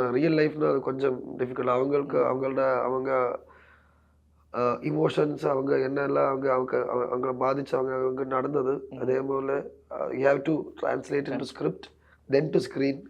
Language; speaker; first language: Tamil; non-native, learner; Malayalam